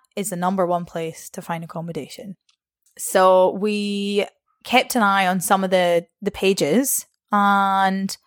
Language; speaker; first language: English; native; English